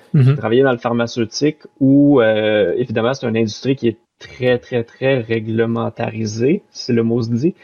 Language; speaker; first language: French; native; French